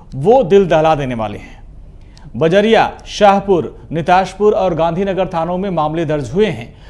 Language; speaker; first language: Hindi; native; Hindi